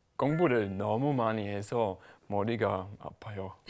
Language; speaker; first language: Korean; non-native, learner; German